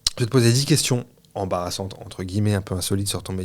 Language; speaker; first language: French; native; French